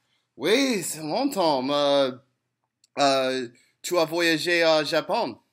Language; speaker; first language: French; non-native, learner; English